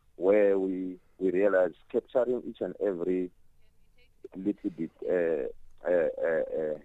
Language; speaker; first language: English; non-native, local second language; Tsonga